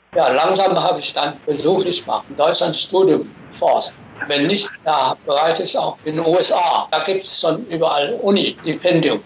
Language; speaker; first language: German; non-native, fluent; Chinese